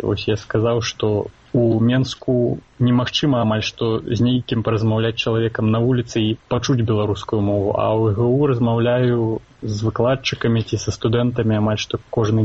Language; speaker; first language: Belarusian; non-native, local second language; Russian